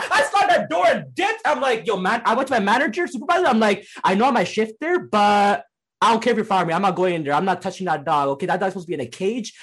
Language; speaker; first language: English; native; English